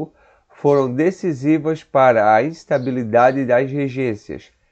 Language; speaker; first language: Portuguese; native; Portuguese